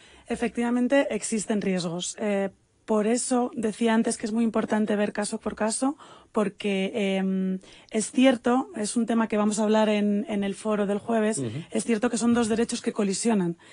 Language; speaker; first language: Spanish; native; Spanish